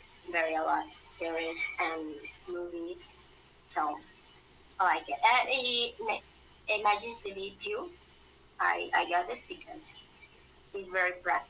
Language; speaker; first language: English; non-native, learner; Spanish